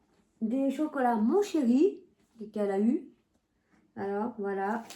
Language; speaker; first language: French; native; French